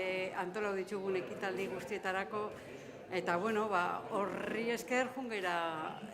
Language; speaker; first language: Basque; native; Basque